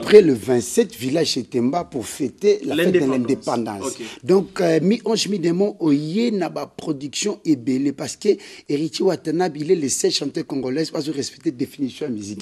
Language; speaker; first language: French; non-native, local second language; Lingala